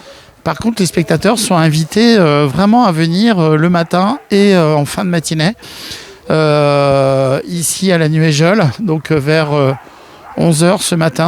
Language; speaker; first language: French; native; French